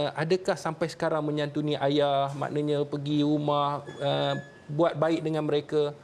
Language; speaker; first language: Malay; native; Malay